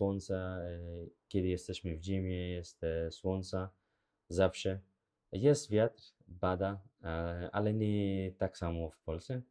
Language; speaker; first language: Polish; non-native, learner; Arabic